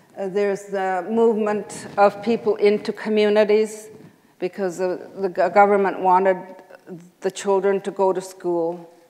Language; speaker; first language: English; native; English